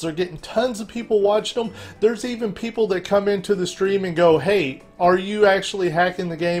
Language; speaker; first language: English; native; English